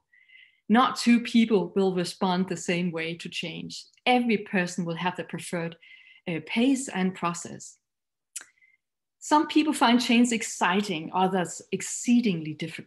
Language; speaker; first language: English; non-native, fluent; Danish